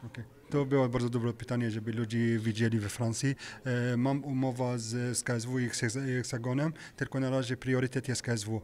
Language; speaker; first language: Polish; non-native, learner; French